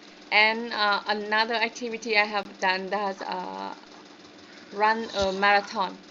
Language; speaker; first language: English; non-native, learner; Vietnamese